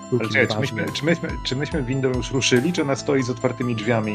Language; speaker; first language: Polish; native; Polish